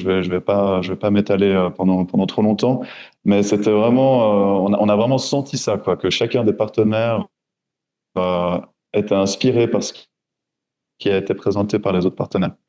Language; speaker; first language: French; native; French